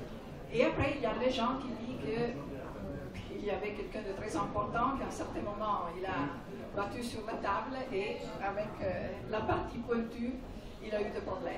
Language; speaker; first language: French; non-native, fluent; Italian